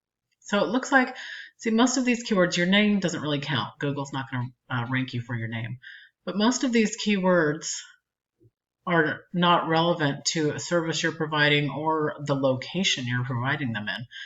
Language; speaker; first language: English; native; English